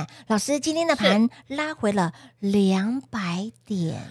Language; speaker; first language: Chinese; native; Chinese